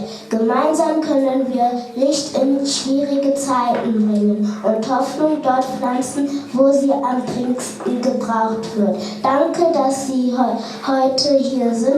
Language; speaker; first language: German; early bilingual, other home language; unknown